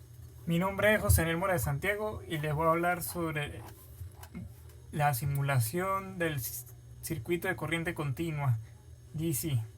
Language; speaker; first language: Spanish; native; Spanish